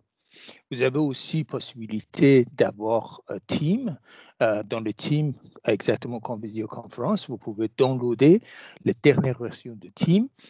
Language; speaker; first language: French; non-native, fluent; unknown